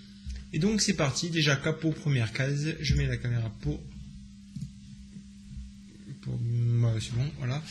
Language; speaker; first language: French; native; French